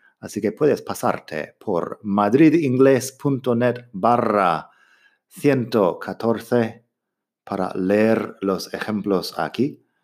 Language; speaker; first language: Spanish; non-native, fluent; English